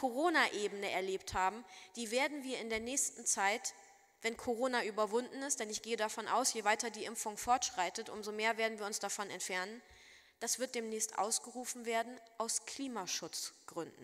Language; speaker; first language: German; native; German